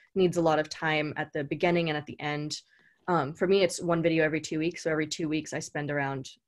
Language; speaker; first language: English; native; English